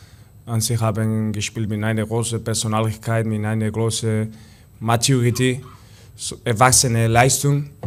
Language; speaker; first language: German; non-native, fluent; Spanish